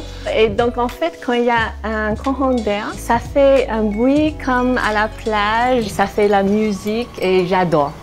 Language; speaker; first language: French; non-native, fluent; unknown